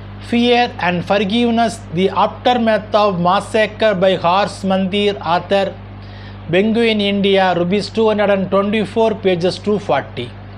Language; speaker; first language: English; non-native, local second language; Tamil